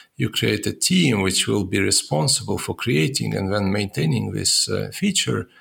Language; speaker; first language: English; non-native, fluent; Estonian